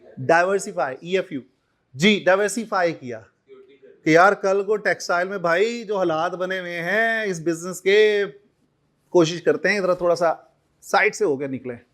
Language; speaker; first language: Urdu; non-native, local second language; Punjabi